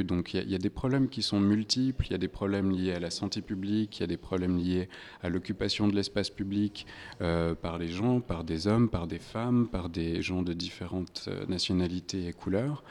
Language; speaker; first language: French; native; French